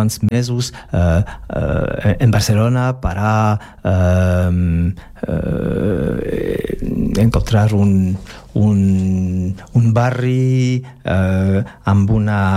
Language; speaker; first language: Catalan; non-native, learner; French